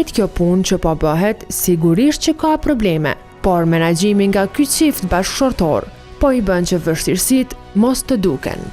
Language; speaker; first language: Albanian; native; Albanian